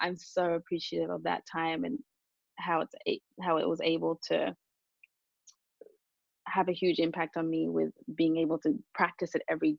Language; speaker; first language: English; early bilingual, other home language; Japanese